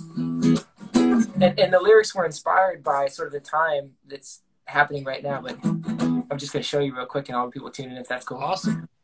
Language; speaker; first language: English; native; English